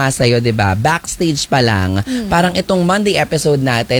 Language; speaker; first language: Filipino; native; Filipino